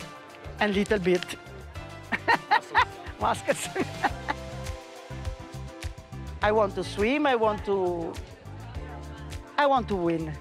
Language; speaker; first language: English; non-native, learner; Italian